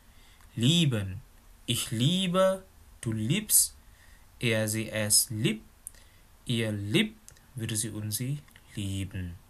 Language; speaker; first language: German; non-native, fluent; Indonesian